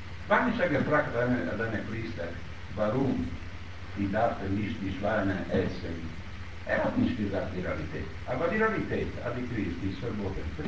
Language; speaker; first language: German; non-native, learner; Italian